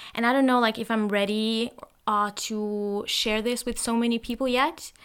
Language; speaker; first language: English; non-native, fluent; Norwegian